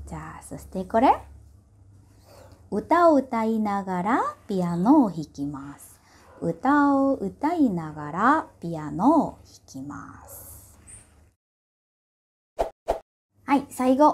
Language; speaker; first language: Japanese; non-native, fluent; Indonesian